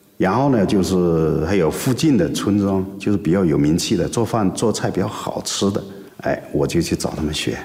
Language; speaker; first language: Chinese; non-native, local second language; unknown